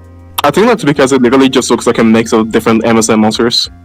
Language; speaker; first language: English; native; English